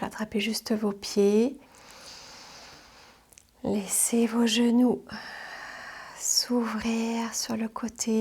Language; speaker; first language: French; native; French